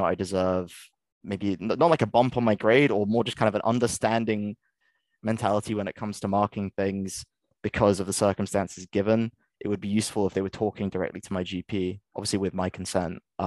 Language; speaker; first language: English; native; English